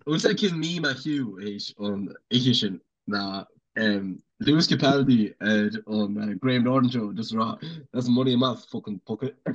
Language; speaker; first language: Irish; native; Irish